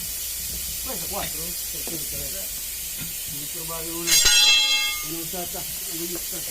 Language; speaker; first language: Italian; non-native, learner; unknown